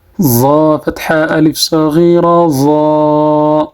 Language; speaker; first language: Arabic; non-native, fluent; Amharic